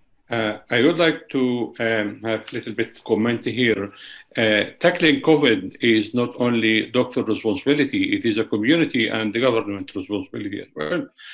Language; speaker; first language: English; non-native, fluent; Arabic